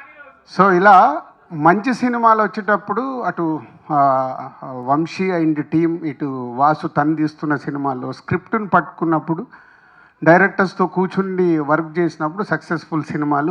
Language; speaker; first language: Telugu; native; Telugu